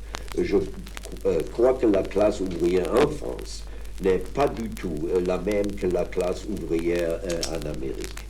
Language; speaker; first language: French; non-native, fluent; German